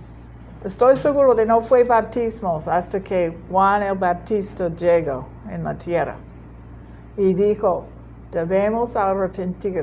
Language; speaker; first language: Spanish; non-native, learner; English